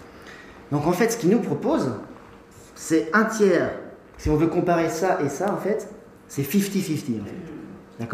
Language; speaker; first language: French; native; French